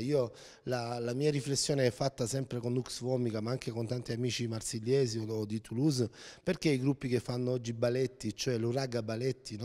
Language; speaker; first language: Italian; native; Italian